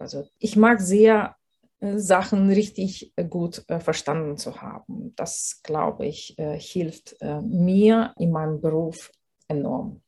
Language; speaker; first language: German; non-native, fluent; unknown